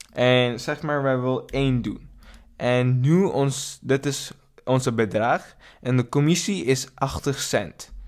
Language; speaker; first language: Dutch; non-native, learner; English